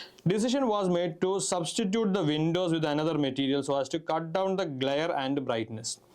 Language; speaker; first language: English; non-native, local second language; Malayalam